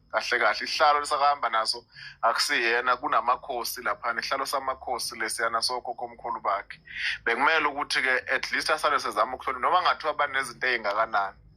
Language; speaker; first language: Zulu; native; Zulu